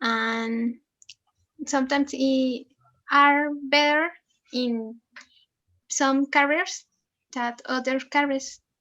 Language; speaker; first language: English; non-native, learner; Spanish